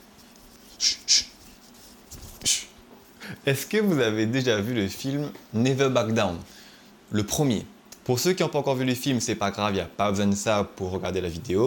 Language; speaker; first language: French; native; French